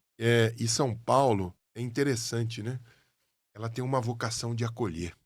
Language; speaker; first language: Portuguese; native; Portuguese